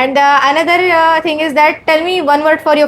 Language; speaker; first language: English; non-native, learner; Marathi